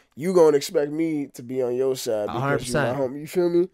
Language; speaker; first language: English; native; English